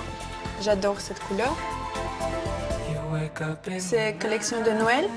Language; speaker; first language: French; non-native, learner; Russian